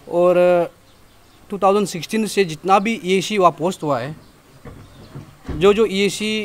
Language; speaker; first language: Hindi; non-native, local second language; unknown